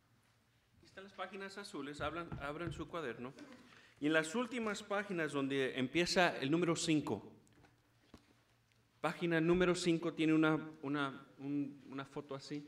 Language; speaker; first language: Spanish; early bilingual, heritage; Spanish